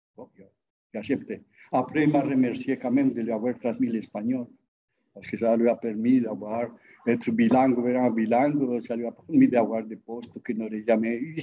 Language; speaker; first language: French; non-native, fluent; Spanish